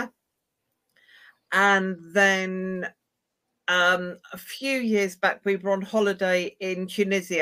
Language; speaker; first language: English; native; English